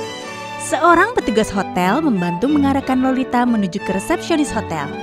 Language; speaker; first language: Indonesian; native; Indonesian